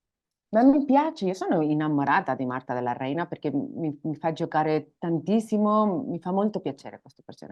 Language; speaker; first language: Italian; non-native, learner; Spanish